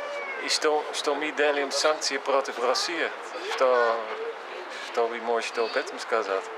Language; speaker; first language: Russian; non-native, fluent; Dutch